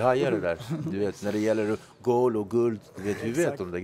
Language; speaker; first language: Swedish; native; Swedish